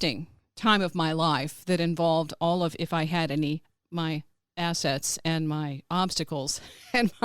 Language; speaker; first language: English; native; English